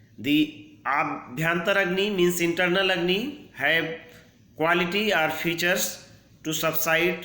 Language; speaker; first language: English; non-native, local second language; Hindi